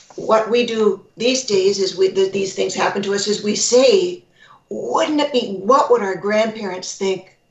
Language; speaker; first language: English; native; English